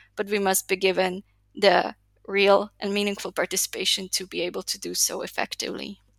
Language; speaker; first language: English; non-native, fluent; Slovak